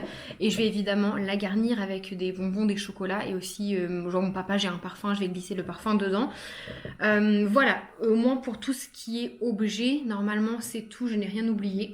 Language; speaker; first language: French; native; French